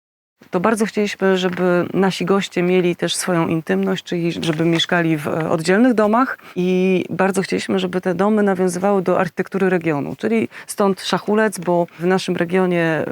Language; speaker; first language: Polish; native; Polish